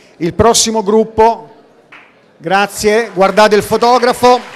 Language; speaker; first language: Italian; native; Italian